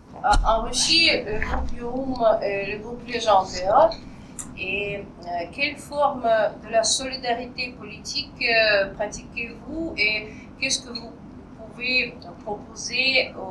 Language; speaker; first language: French; non-native, fluent; Russian